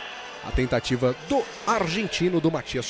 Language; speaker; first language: Portuguese; native; Portuguese